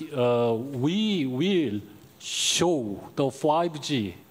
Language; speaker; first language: English; non-native, learner; Korean